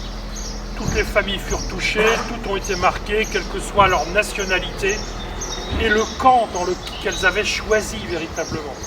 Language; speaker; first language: French; native; French